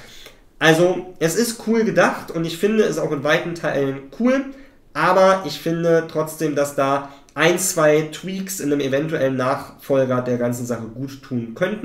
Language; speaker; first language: German; native; German